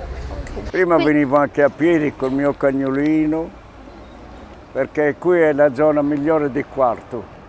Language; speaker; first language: Italian; non-native, local second language; Sardinian